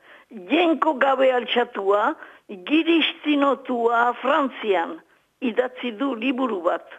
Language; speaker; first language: Basque; native; Basque